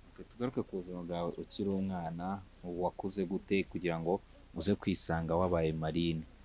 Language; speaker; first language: Kinyarwanda; native; Kinyarwanda